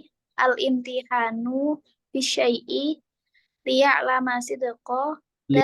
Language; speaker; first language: Arabic; non-native, learner; Indonesian